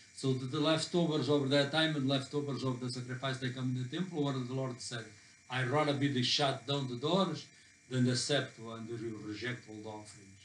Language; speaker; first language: English; non-native, fluent; Portuguese